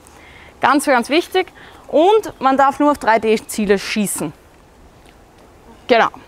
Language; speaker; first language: German; native; German